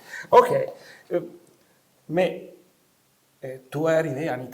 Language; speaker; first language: French; non-native, fluent; Italian